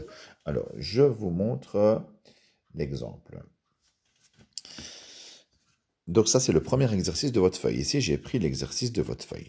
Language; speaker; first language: French; native; French